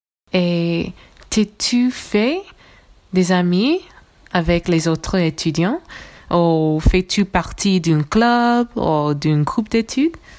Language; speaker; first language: French; non-native, learner; English